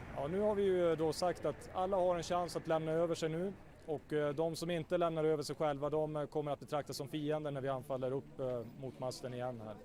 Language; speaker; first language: Swedish; native; Swedish